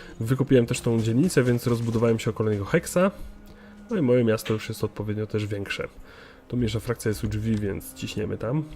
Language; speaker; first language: Polish; native; Polish